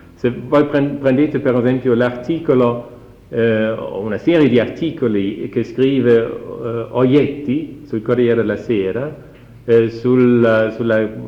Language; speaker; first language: Italian; non-native, fluent; German